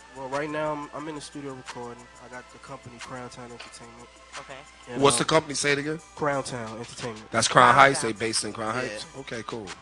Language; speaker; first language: English; native; English